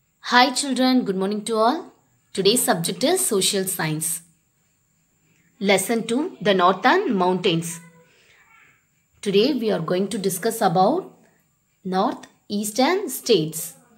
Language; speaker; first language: English; non-native, local second language; Tamil